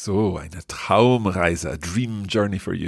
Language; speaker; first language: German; non-native, fluent; English